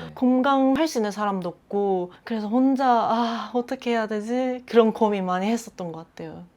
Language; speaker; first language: Korean; non-native, fluent; Japanese